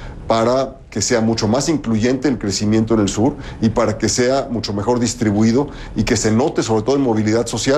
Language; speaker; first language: Spanish; native; Spanish